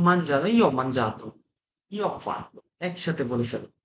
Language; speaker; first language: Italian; non-native, fluent; Bangla